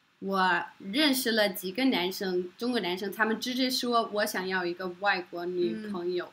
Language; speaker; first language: Chinese; non-native, fluent; Norwegian